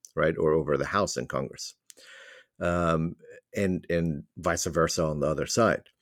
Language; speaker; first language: English; non-native, fluent; Arabic